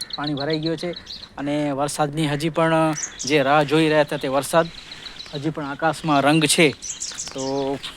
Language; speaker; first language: Gujarati; non-native, local second language; Kachhi